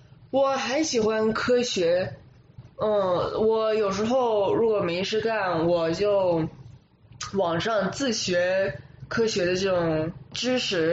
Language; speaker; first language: Chinese; early bilingual, other home language; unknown